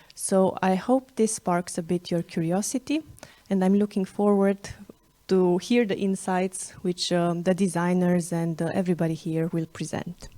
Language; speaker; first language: English; non-native, fluent; Romanian